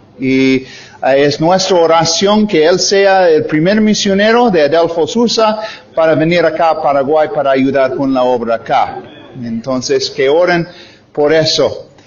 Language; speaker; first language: Spanish; non-native, fluent; English